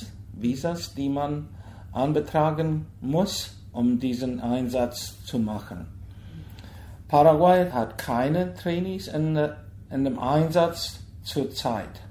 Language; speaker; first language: German; early bilingual, heritage; German